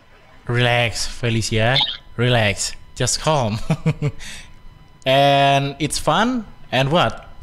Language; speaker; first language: English; non-native, fluent; Indonesian